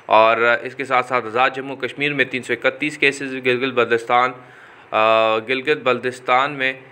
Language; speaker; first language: Urdu; native; Urdu